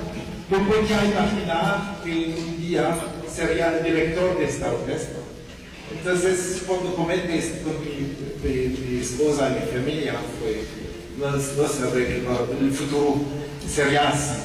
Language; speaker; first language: Spanish; non-native, fluent; French